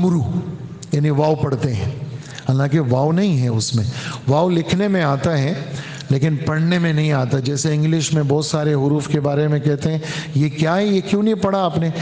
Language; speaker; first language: Urdu; native; Urdu